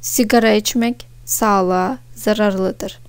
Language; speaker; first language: Turkish; non-native, fluent; Russian